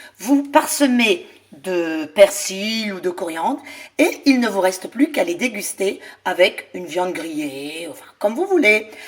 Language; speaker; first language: French; native; French